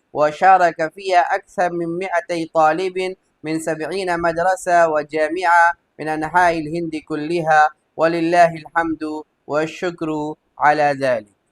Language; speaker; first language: Arabic; non-native, fluent; Urdu